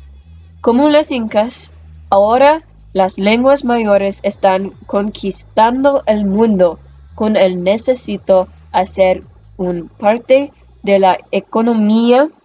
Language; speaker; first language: Spanish; non-native, learner; English